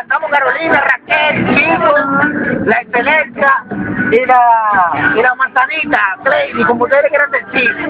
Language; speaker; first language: Spanish; native; Spanish